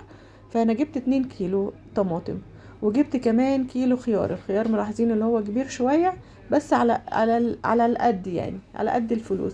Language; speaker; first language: Arabic; native; Arabic